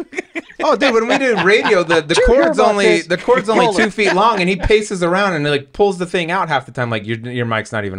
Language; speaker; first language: English; native; English